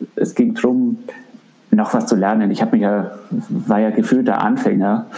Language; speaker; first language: German; native; German